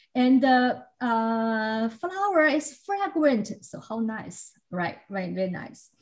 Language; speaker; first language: English; non-native, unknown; Chinese